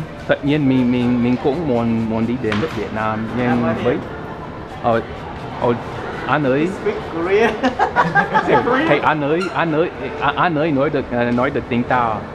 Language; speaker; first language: Vietnamese; non-native, learner; English